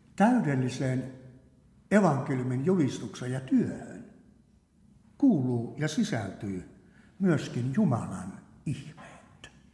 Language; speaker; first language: Finnish; native; Finnish